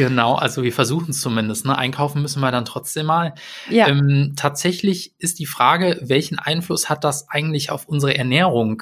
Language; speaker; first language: German; native; German